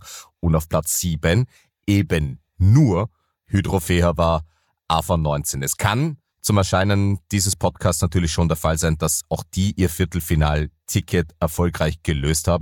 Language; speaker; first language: German; native; German